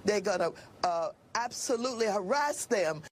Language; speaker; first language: English; native; English